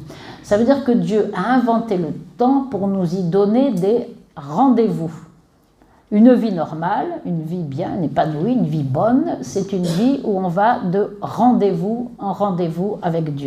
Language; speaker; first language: French; native; French